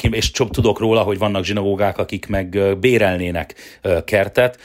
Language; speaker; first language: Hungarian; native; Hungarian